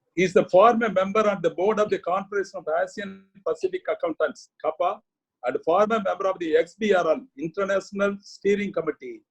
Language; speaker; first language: English; non-native, local second language; Tamil